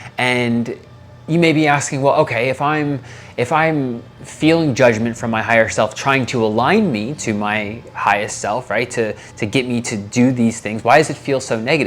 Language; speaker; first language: English; native; English